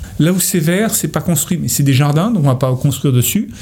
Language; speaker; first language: French; native; French